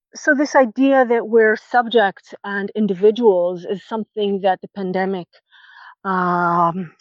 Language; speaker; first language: English; non-native, fluent; Hebrew